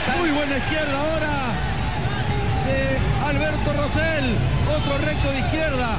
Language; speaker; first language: Spanish; native; Spanish